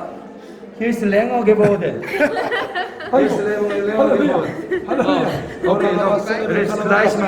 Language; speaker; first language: German; non-native, fluent; Korean